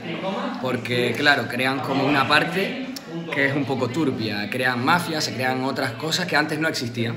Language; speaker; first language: Spanish; native; Spanish